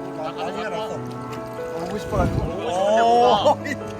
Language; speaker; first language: Korean; native; Korean